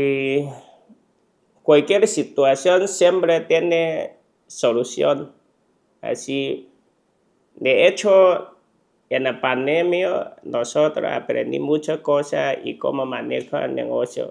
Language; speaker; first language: Spanish; non-native, learner; Chinese